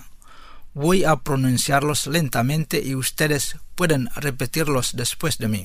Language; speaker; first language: Spanish; non-native, fluent; Indonesian